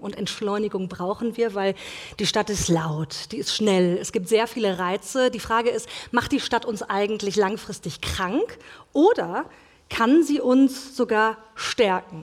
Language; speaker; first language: German; native; German